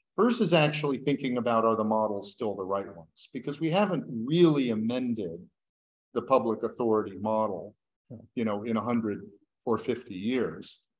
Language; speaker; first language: English; native; English